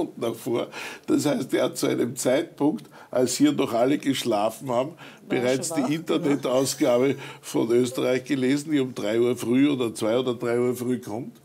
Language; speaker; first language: German; native; German